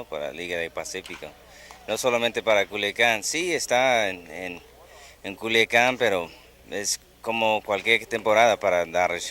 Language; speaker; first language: Spanish; non-native, fluent; English